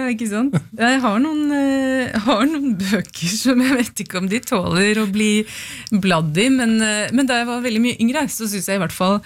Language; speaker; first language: Norwegian; early bilingual, other home language; Urdu